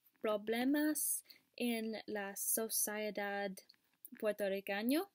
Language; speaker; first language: Spanish; non-native, learner; English